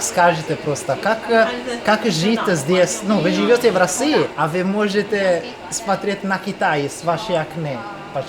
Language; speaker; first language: Russian; non-native, learner; Italian